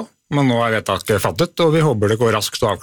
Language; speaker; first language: Norwegian; native; Norwegian